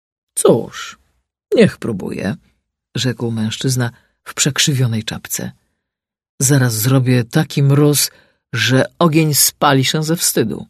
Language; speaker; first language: Polish; native; Polish